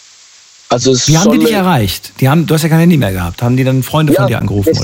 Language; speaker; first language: German; native; German